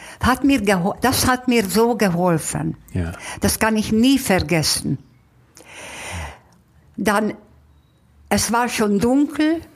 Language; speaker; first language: German; non-native, fluent; Hungarian